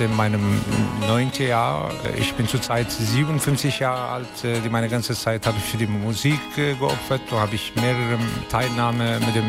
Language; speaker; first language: German; non-native, learner; Arabic